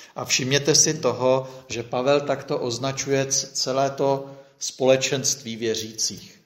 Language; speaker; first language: Czech; native; Czech